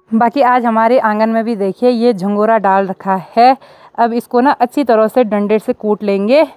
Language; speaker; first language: Hindi; native; Hindi